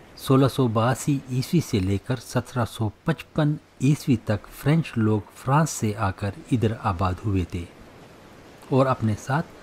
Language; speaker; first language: Urdu; native; Urdu